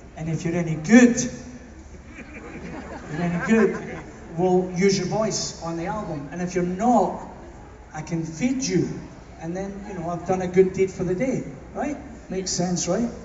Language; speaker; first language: English; native; English